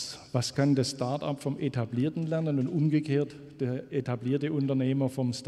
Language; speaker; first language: German; native; German